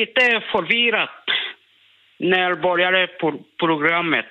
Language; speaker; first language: Swedish; non-native, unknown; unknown